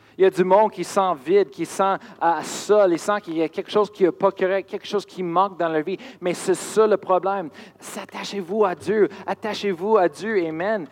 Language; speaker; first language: French; non-native, fluent; English